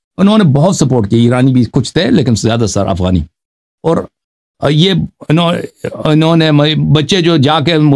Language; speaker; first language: Urdu; non-native, fluent; Persian